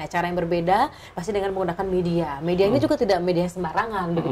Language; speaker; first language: Indonesian; native; Indonesian